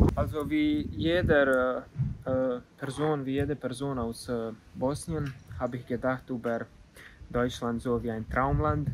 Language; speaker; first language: German; non-native, learner; Bosnian